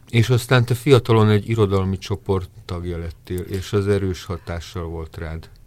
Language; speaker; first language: Hungarian; native; Hungarian